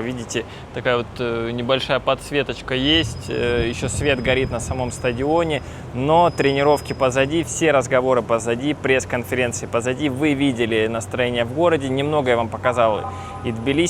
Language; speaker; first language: Russian; native; Russian